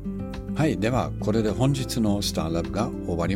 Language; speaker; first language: Japanese; non-native, fluent; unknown